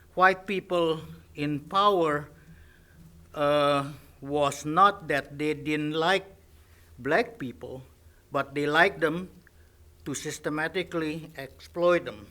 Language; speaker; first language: English; non-native, fluent; Indonesian